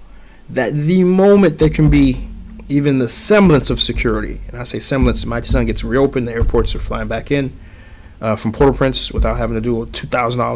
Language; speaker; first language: English; early bilingual, other home language; Haitian Creole